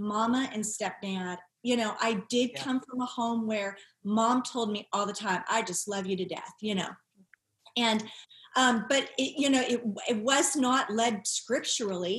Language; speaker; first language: English; native; English